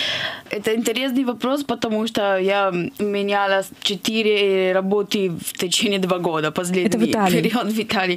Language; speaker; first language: Russian; non-native, fluent; Italian